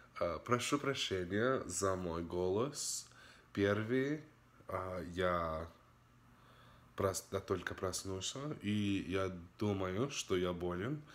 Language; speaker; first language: Russian; non-native, learner; English